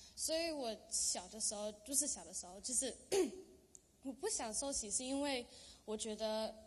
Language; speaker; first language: Chinese; early bilingual, heritage; Chinese